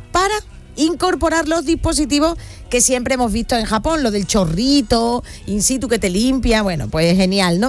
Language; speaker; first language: Spanish; native; Spanish